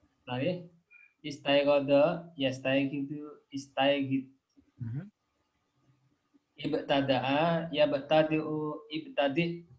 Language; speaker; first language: Arabic; non-native, learner; Indonesian